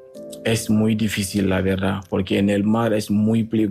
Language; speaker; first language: Spanish; non-native, learner; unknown